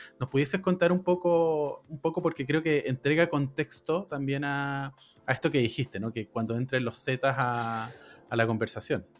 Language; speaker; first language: Spanish; native; Spanish